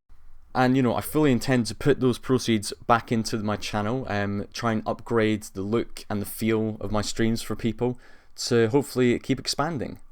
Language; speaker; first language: English; native; English